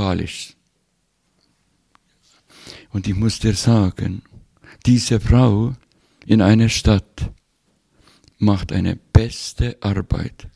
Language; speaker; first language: German; non-native, fluent; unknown